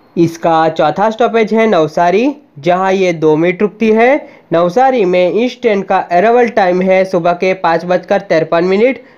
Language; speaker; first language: Hindi; non-native, local second language; Gujarati